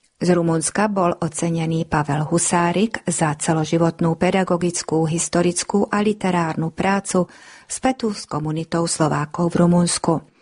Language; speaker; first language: Slovak; early bilingual, heritage; Slovak